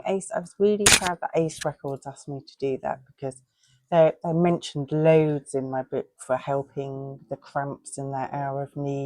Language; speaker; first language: English; native; English